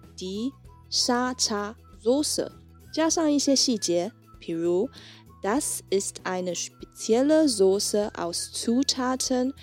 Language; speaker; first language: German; non-native, fluent; Chinese